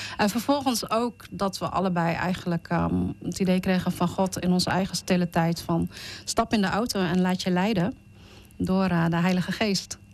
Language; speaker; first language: Dutch; early bilingual, other home language; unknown